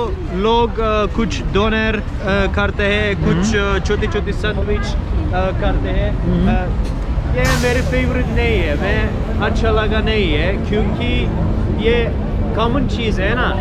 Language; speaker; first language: Hindi; non-native, learner; Turkish